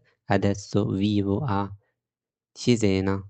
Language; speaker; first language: Italian; non-native, fluent; Arabic